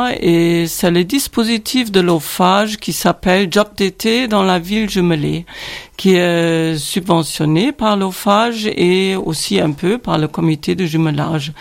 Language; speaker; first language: French; non-native, fluent; German